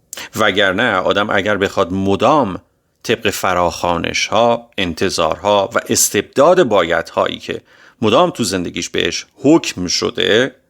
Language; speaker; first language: Persian; native; Persian